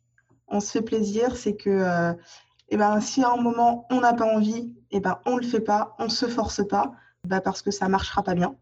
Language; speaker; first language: French; native; French